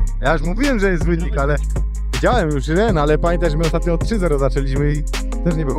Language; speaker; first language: Polish; native; Polish